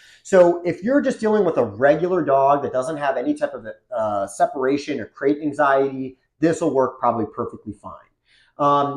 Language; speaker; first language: English; native; English